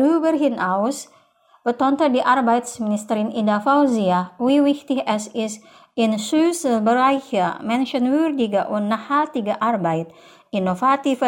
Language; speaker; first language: German; non-native, fluent; Indonesian